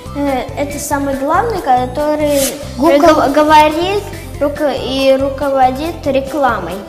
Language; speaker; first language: Russian; native; Russian